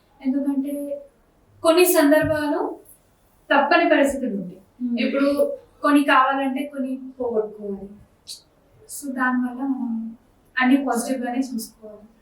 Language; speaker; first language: Telugu; non-native, local second language; Bangla